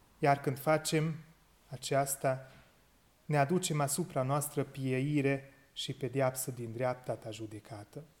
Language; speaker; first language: Romanian; non-native, local second language; Hungarian